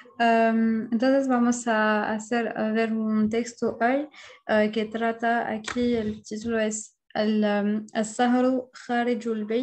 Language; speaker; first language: Spanish; non-native, fluent; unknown